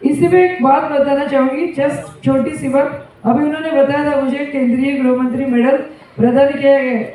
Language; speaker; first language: Hindi; non-native, local second language; Marathi